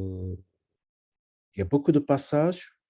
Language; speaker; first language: French; non-native, learner; Japanese